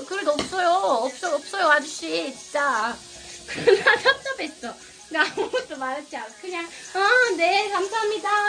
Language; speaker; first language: Korean; non-native, learner; Swedish